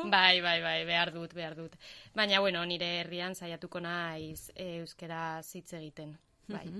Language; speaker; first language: Basque; non-native, learner; Spanish